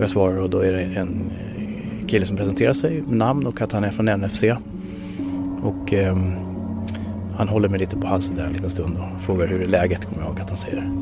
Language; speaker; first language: Swedish; native; Swedish